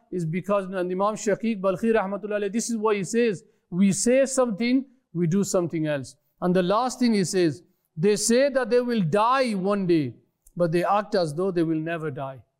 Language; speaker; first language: English; early bilingual, other home language; Urdu